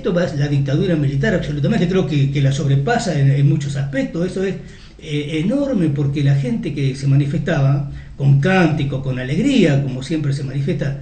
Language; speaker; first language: Spanish; native; Spanish